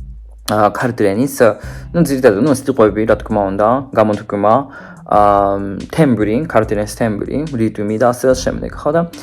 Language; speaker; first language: Georgian; non-native, fluent; Japanese